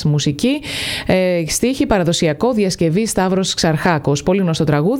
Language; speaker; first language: Greek; native; Greek